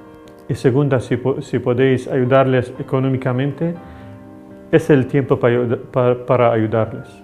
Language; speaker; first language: Spanish; non-native, learner; Arabic